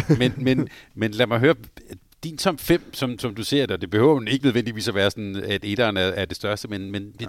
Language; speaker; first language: Danish; native; Danish